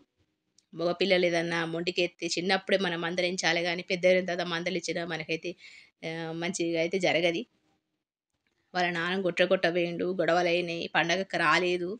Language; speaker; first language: Telugu; native; Telugu